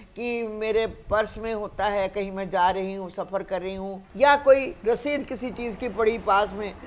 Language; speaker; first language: Hindi; native; Hindi